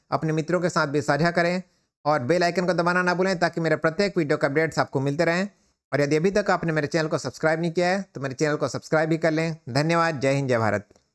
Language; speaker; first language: Hindi; native; Hindi